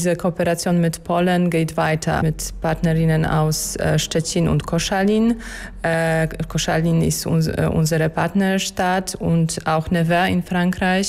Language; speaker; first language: German; non-native, fluent; Polish